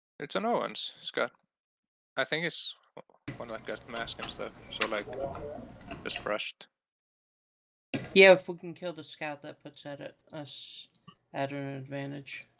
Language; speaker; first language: English; native; English